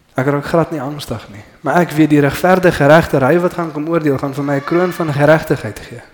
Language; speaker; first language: Afrikaans; native; Afrikaans